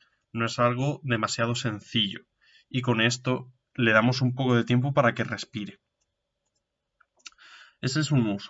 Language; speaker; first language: Spanish; native; Spanish